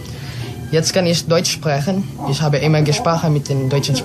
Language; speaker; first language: German; non-native, learner; Filipino